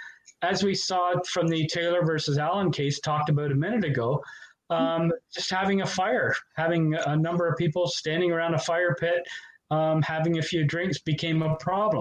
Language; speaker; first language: English; native; English